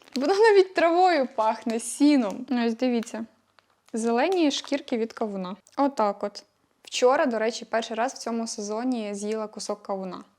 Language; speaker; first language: Ukrainian; non-native, local second language; Russian